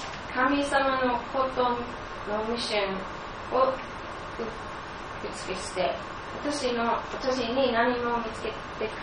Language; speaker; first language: Japanese; non-native, learner; English